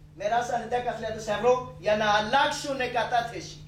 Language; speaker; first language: Greek; non-native, learner; Urdu